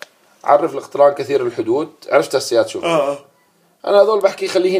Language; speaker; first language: Arabic; native; Arabic